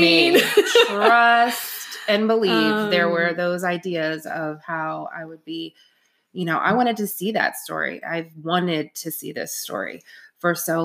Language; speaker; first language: English; native; English